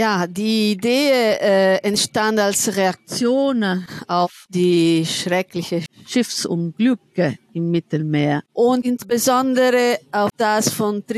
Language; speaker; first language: German; non-native, fluent; Italian